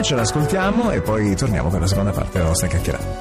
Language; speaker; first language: Italian; native; Italian